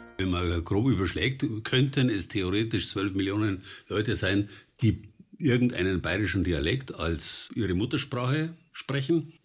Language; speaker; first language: German; native; German